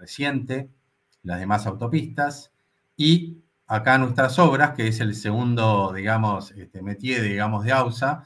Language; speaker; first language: Spanish; native; Spanish